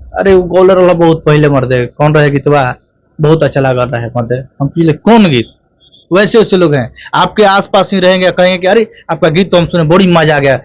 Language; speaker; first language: Hindi; non-native, local second language; Bhojpuri